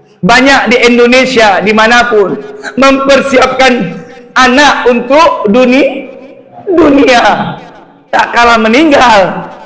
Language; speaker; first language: Indonesian; non-native, local second language; Achinese